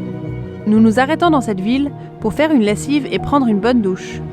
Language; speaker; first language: French; native; French